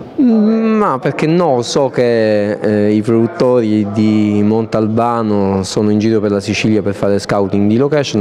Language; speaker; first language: Italian; native; Italian